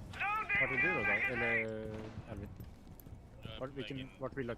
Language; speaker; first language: Swedish; native; Swedish